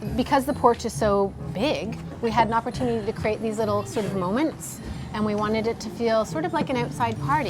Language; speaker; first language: English; native; English